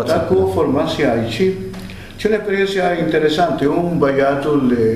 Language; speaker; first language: Romanian; non-native, learner; Spanish